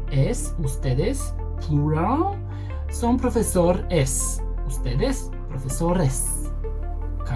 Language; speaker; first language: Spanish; non-native, fluent; Bulgarian